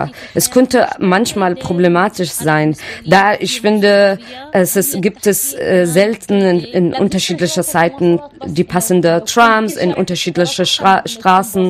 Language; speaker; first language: German; non-native, learner; Arabic